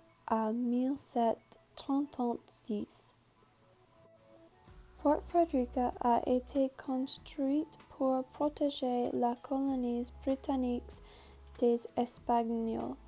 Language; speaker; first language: French; non-native, learner; English